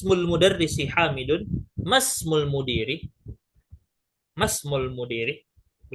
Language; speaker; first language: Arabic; non-native, fluent; Indonesian